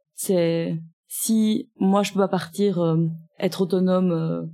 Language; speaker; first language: French; native; French